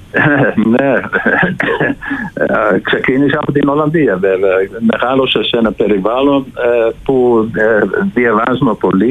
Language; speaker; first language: Greek; non-native, fluent; Dutch